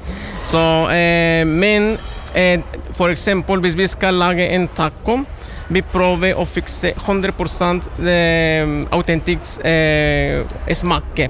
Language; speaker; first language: Norwegian; non-native, learner; Spanish